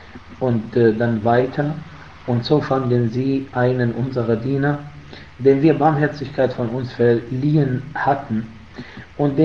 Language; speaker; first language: German; non-native, fluent; Arabic